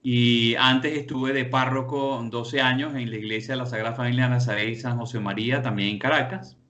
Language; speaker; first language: Spanish; native; Spanish